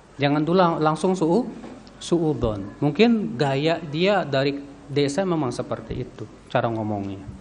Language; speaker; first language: Indonesian; native; Indonesian